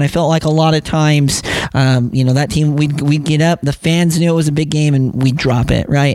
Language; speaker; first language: English; native; English